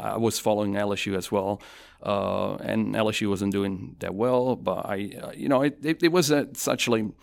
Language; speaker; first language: English; non-native, fluent; Italian